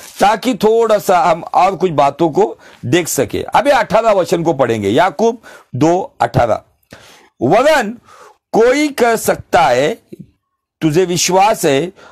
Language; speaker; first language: Hindi; non-native, local second language; Marathi